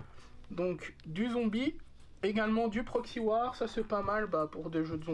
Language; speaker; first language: French; native; French